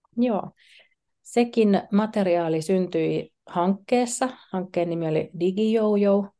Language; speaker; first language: Finnish; native; Finnish